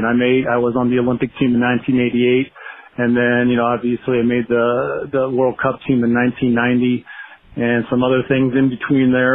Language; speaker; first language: English; native; English